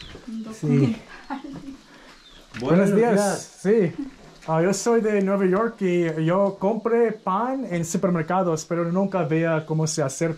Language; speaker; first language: Spanish; non-native, learner; English